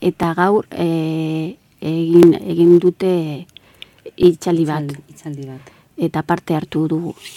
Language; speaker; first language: Basque; non-native, local second language; Spanish